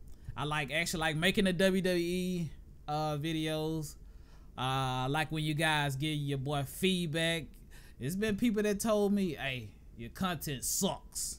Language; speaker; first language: English; native; English